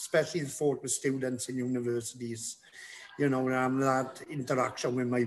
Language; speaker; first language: English; native; English